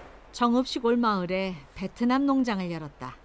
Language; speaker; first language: Korean; native; Korean